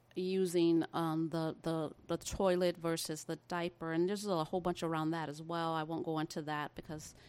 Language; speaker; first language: English; native; English